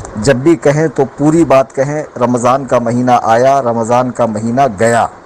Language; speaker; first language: Urdu; native; Urdu